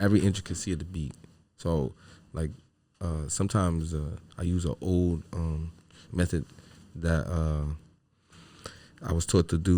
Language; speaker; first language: English; native; English